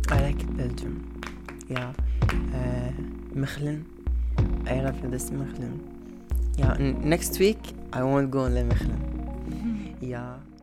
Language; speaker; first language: English; non-native, learner; Arabic